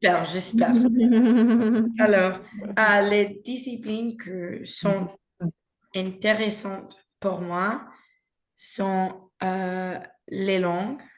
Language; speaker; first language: French; non-native, learner; Spanish